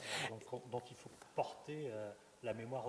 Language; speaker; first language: French; native; French